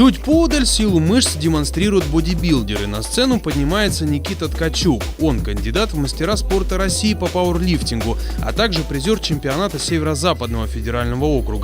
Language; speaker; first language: Russian; native; Russian